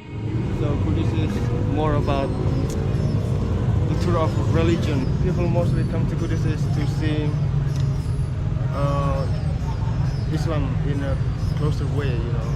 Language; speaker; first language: English; non-native, fluent; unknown